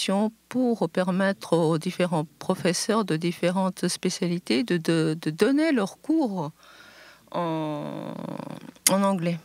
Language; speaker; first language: French; non-native, fluent; Japanese